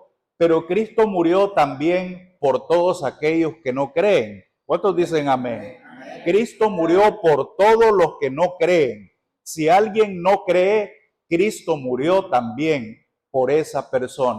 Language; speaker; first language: Spanish; native; Spanish